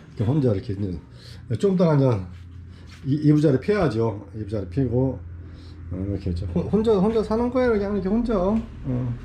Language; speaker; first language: Korean; native; Korean